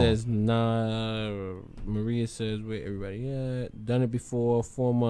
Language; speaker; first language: English; native; English